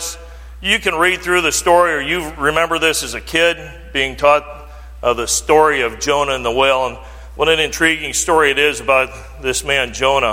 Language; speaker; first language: English; native; English